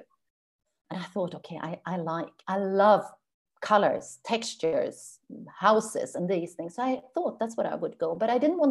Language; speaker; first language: English; non-native, fluent; Swedish